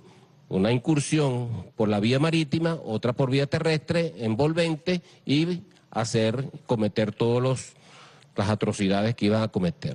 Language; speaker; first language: Spanish; native; Spanish